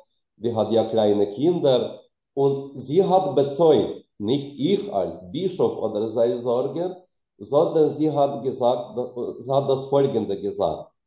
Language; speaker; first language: German; non-native, fluent; Ukrainian